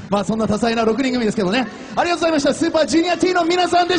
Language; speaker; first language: Japanese; native; Japanese